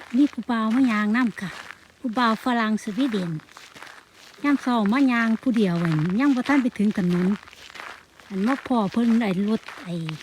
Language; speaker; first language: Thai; non-native, local second language; Northeastern Thai